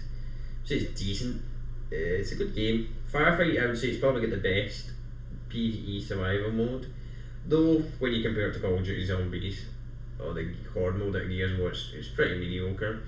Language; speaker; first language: English; native; English